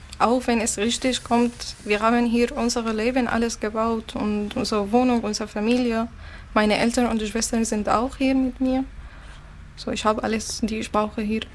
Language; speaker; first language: German; non-native, learner; Arabic